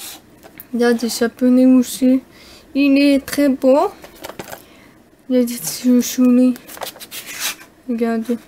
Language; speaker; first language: French; non-native, learner; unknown